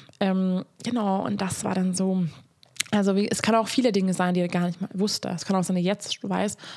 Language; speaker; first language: German; non-native, fluent; Hungarian